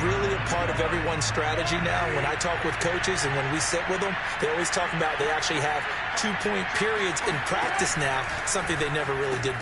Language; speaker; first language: English; native; English